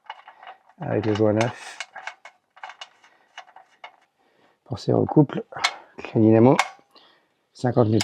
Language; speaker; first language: French; native; French